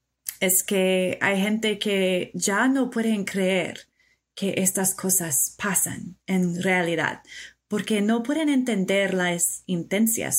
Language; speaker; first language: Spanish; non-native, fluent; English